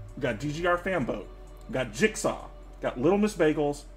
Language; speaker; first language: English; native; English